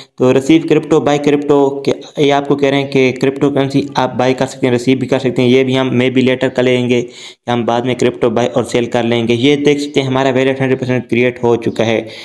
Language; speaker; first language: Urdu; native; Urdu